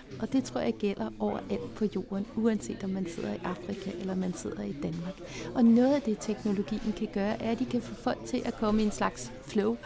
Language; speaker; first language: Danish; native; Danish